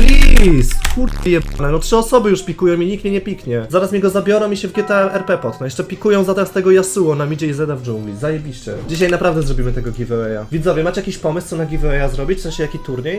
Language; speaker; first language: Polish; native; Polish